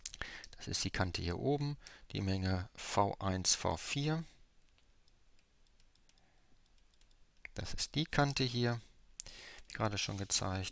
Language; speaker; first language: German; native; German